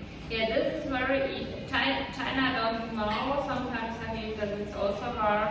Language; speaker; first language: English; non-native, fluent; Swiss German